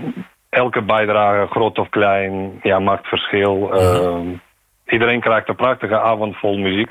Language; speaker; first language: Dutch; non-native, fluent; Ukrainian